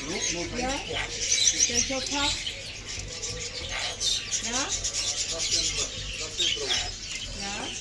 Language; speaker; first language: Dutch; non-native, learner; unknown